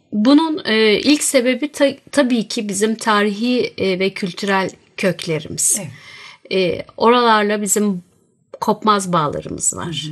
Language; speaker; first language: Turkish; native; Turkish